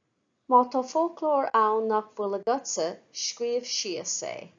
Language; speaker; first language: Irish; non-native, fluent; English